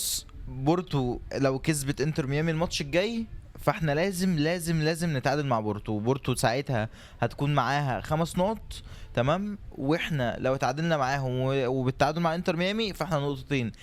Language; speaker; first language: Arabic; native; Arabic